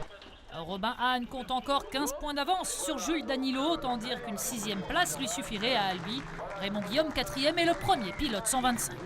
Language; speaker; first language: French; native; French